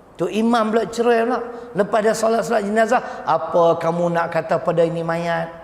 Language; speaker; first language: Malay; native; Malay